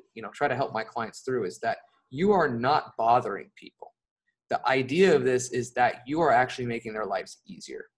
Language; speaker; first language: English; native; English